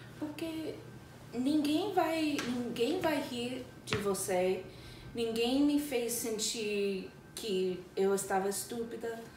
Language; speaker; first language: Portuguese; non-native, fluent; English